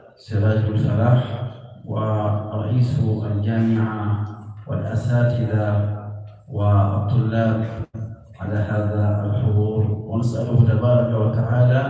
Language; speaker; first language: Arabic; non-native, fluent; Indonesian